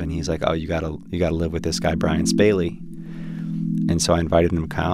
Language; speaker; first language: English; native; English